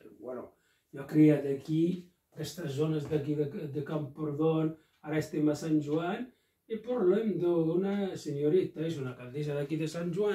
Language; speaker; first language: Catalan; non-native, local second language; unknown